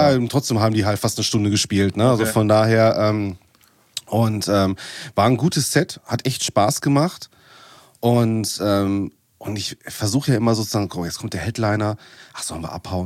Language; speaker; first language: German; native; German